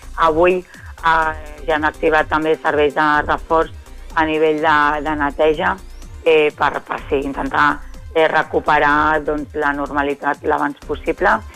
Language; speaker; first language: Catalan; native; Catalan